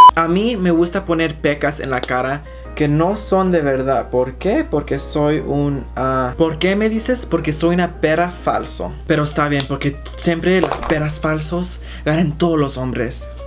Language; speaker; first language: Spanish; early bilingual, heritage; Spanish